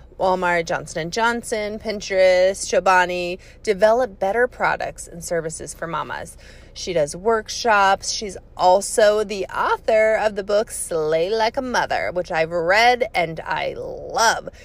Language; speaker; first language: English; native; English